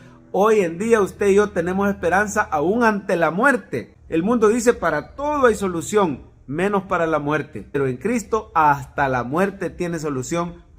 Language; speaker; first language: Spanish; native; Spanish